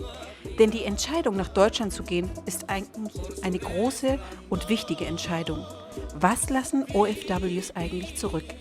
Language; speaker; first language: German; early bilingual, other home language; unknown